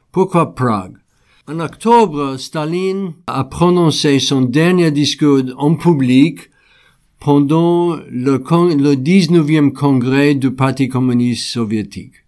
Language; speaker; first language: French; non-native, fluent; English